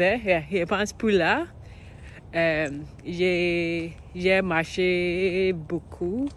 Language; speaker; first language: French; non-native, learner; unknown